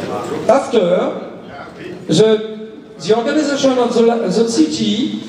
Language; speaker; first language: English; non-native, learner; French